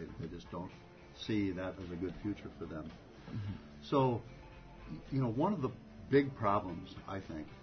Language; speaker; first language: English; native; English